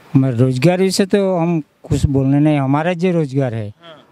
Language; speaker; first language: Hindi; non-native, local second language; Gujarati